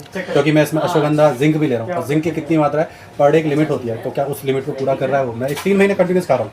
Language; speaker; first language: Hindi; native; Hindi